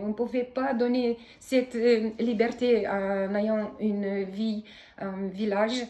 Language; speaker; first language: French; non-native, fluent; Romanian